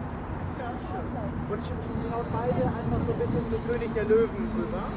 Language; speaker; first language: German; native; German